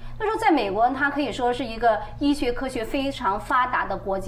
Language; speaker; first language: Chinese; native; Chinese